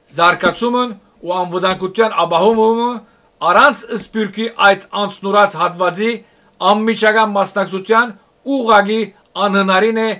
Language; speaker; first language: Armenian; early bilingual, heritage; Armenian